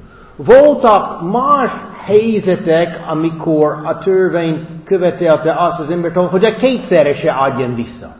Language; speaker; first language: Hungarian; non-native, fluent; English